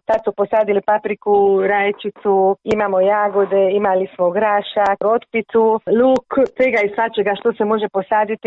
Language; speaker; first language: Croatian; early bilingual, heritage; Croatian